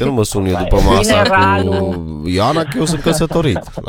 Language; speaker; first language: Romanian; native; Romanian